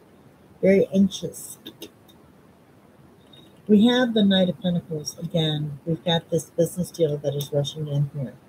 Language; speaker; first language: English; native; English